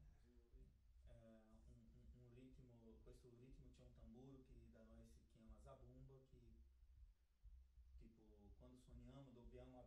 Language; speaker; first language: Italian; non-native, fluent; Portuguese